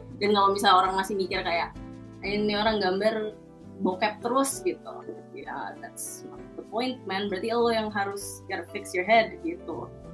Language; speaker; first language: Indonesian; early bilingual, heritage; Indonesian